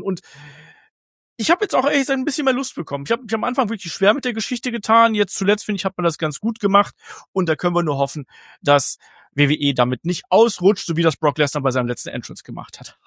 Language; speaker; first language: German; native; German